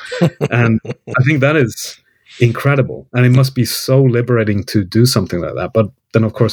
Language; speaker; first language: English; non-native, fluent; Swedish